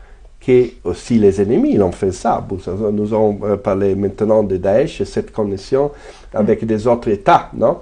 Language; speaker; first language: French; non-native, fluent; Italian